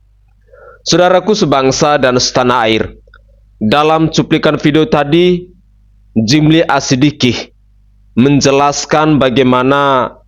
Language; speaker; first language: Indonesian; native; Indonesian